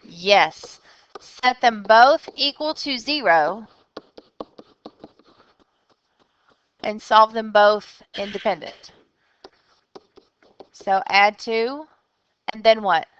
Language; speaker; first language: English; native; English